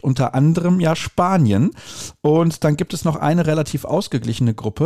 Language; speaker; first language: German; native; German